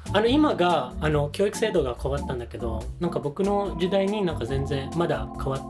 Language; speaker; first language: Japanese; non-native, fluent; Filipino